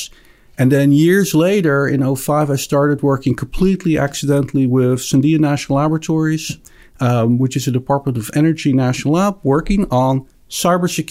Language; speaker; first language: English; non-native, fluent; Dutch